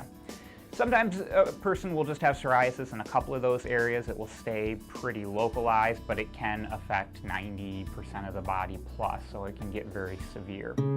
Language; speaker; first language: English; native; English